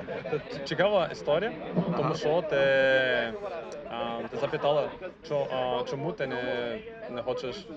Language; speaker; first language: Ukrainian; non-native, fluent; Portuguese